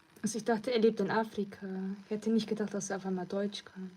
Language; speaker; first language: German; early bilingual, other home language; Turkish